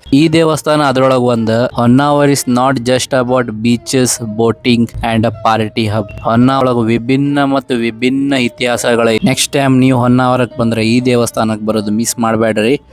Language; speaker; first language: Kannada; native; Kannada